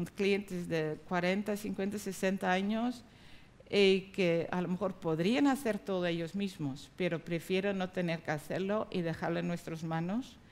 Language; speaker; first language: Spanish; non-native, fluent; Dutch